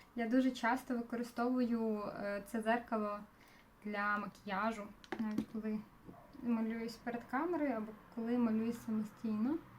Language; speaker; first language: Ukrainian; non-native, local second language; Russian